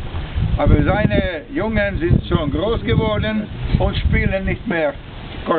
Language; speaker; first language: German; non-native, learner; Finnish